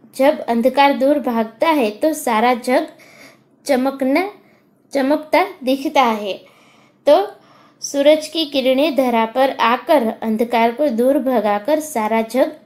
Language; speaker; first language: Hindi; non-native, local second language; Gujarati